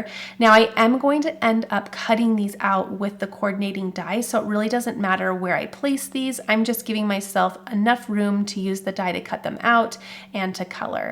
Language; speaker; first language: English; native; English